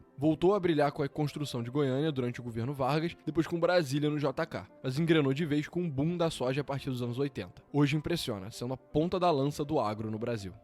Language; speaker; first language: Portuguese; native; Portuguese